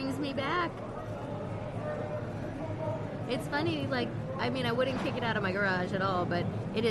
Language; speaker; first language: English; native; English